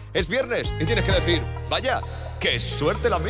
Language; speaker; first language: Spanish; native; Spanish